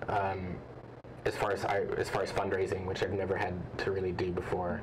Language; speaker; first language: English; native; English